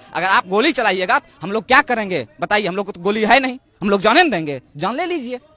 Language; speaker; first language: Hindi; native; Hindi